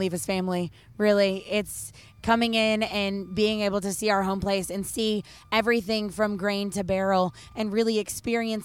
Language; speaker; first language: English; native; English